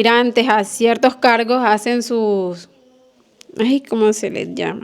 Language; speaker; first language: Spanish; native; Spanish